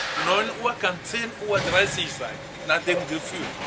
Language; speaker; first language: German; non-native, fluent; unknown